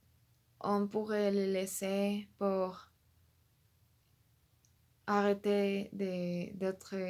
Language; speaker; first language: French; non-native, learner; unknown